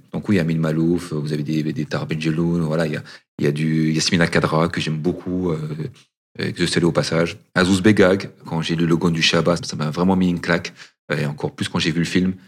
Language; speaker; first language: French; early bilingual, other home language; Arabic